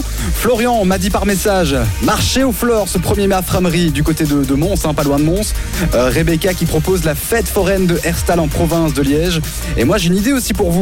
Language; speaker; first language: French; native; French